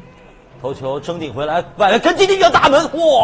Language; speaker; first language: Chinese; native; Chinese